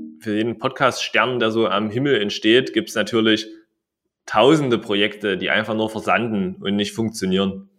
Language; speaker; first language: German; native; German